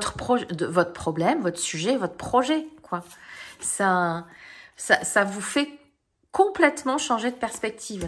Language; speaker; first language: French; native; French